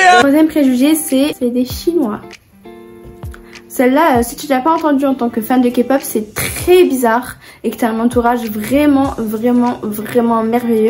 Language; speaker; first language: French; native; French